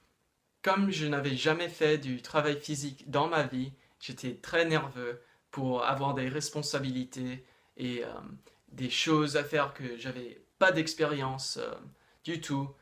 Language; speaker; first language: French; non-native, fluent; English